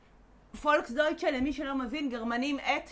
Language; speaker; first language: Hebrew; native; Hebrew